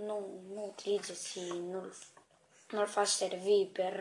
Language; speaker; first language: Catalan; non-native, learner; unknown